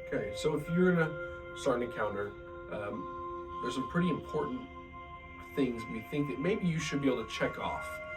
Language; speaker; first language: English; native; English